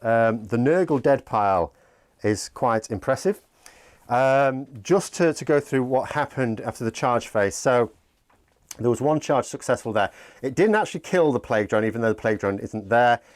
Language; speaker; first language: English; native; English